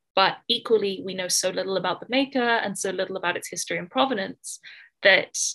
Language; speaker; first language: English; native; English